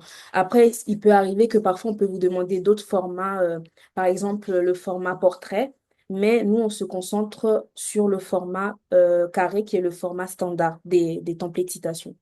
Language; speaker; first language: French; native; French